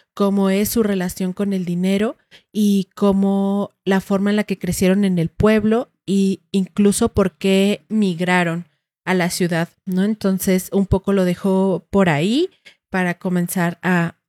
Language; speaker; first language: Spanish; native; Spanish